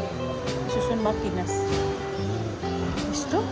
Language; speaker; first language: Spanish; non-native, fluent; Filipino